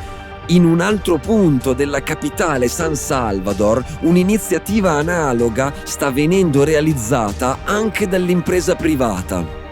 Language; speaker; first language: Italian; native; Italian